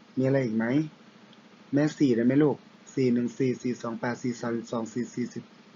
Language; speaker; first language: Thai; non-native, local second language; Pattani Malay